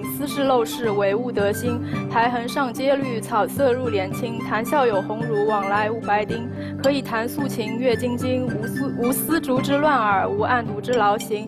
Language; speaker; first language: Chinese; native; Chinese